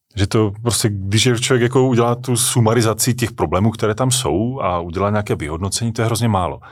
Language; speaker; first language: Czech; native; Czech